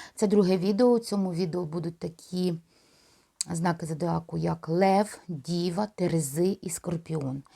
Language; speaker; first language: Ukrainian; non-native, local second language; Russian